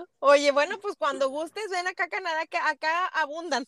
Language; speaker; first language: Spanish; native; Spanish